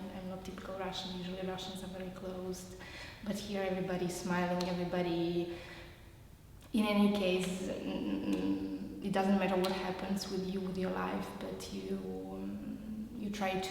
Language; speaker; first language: English; non-native, fluent; Russian